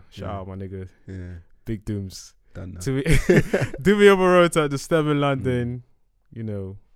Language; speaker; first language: English; non-native, local second language; Akan